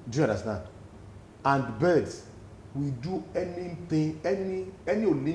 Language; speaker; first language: English; non-native, local second language; Yoruba